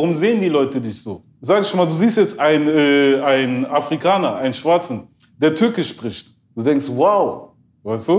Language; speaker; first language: German; early bilingual, other home language; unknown